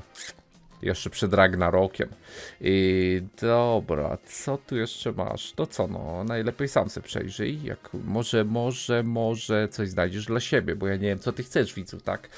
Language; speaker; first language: Polish; native; Polish